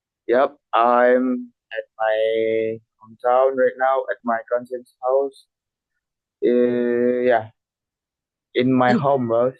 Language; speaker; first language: English; non-native, learner; Indonesian